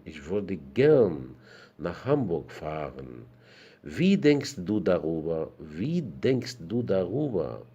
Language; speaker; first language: German; non-native, fluent; Arabic